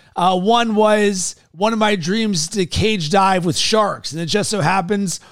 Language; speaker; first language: English; native; English